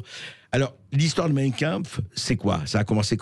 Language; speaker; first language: French; native; French